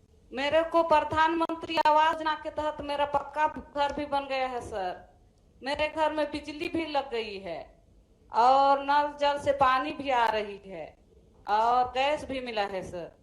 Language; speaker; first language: Hindi; non-native, local second language; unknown